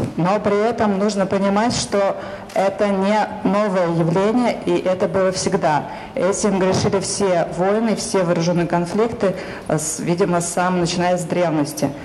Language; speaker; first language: Russian; native; Russian